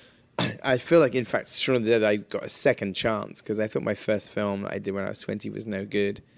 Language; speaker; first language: English; native; English